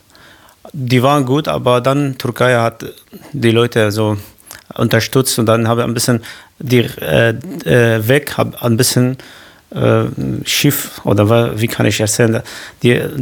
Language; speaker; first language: German; non-native, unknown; Kurdish